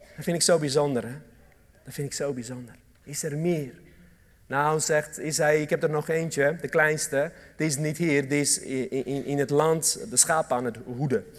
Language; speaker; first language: Dutch; early bilingual, other home language; Armenian